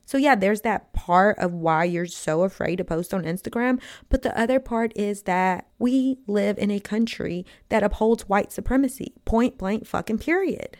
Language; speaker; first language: English; early bilingual, other home language; Spanish